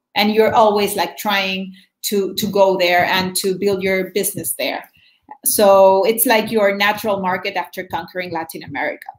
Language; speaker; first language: English; non-native, fluent; Spanish